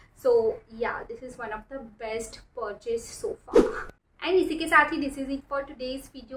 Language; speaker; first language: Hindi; native; Hindi